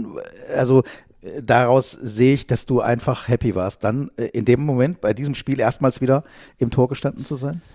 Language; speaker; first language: German; native; German